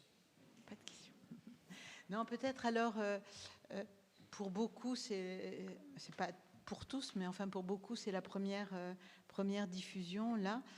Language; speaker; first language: French; native; French